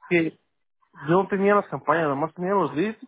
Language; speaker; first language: Spanish; early bilingual, heritage; Spanish